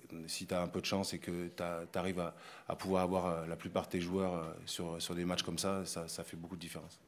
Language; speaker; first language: French; native; French